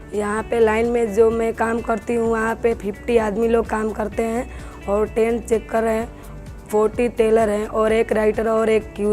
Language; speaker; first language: Hindi; non-native, local second language; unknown